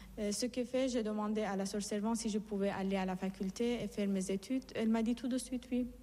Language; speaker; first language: French; non-native, fluent; Persian